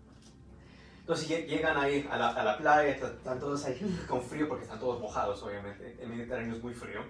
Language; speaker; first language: Spanish; early bilingual, heritage; Spanish